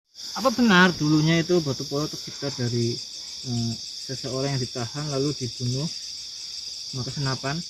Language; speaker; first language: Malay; non-native, local second language; Javanese